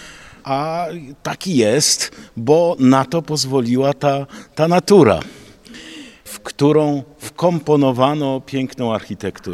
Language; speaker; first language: Polish; native; Polish